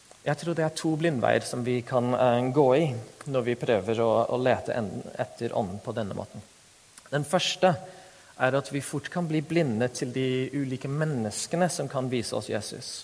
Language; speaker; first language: Norwegian; non-native, fluent; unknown